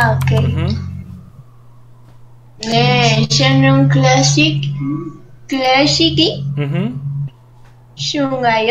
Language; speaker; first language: Korean; non-native, learner; Spanish